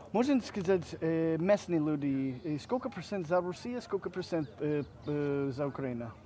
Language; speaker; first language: Russian; non-native, learner; English